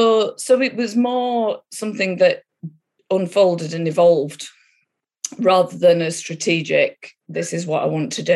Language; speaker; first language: English; native; English